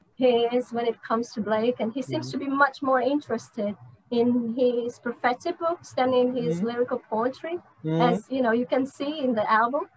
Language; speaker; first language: English; non-native, fluent; Portuguese